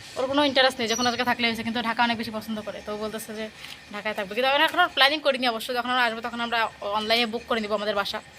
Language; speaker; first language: Bangla; native; Bangla